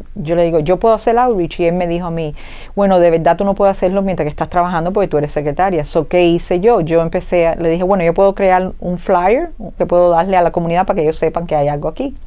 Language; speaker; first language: Spanish; native; Spanish